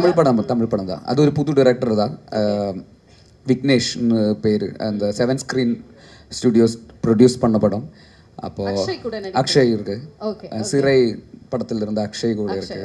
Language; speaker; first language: Tamil; non-native, learner; Malayalam